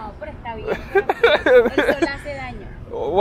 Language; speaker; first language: Spanish; native; Spanish